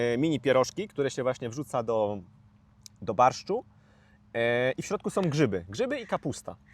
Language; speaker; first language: Polish; native; Polish